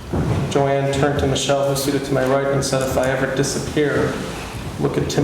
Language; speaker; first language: English; native; English